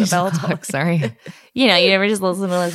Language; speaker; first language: English; native; English